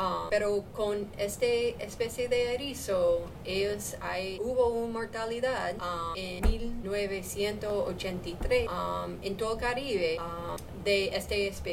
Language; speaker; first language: Spanish; non-native, learner; English